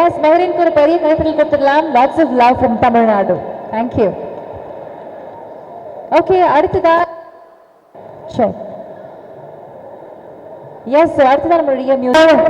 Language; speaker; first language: Tamil; native; Tamil